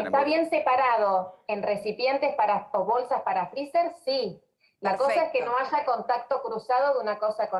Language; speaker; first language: Spanish; native; Spanish